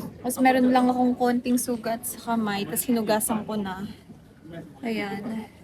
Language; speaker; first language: Filipino; native; Filipino